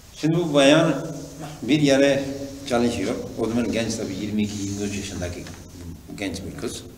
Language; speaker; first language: Turkish; non-native, fluent; Urdu